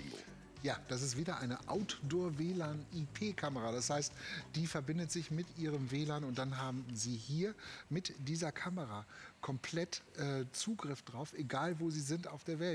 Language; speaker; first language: German; native; German